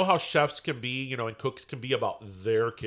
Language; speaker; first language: English; native; English